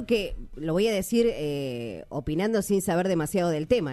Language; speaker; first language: Spanish; native; Spanish